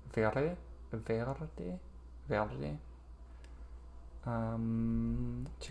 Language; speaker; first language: Spanish; non-native, learner; English